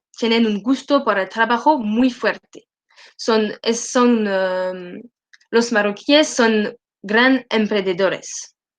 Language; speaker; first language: Spanish; non-native, learner; French